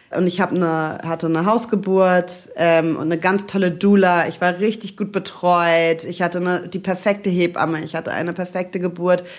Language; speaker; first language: German; native; German